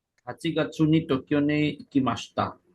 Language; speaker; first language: Japanese; non-native, learner; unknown